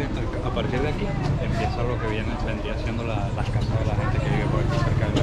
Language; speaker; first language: Spanish; native; Spanish